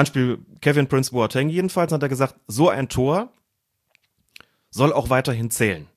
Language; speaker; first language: German; native; German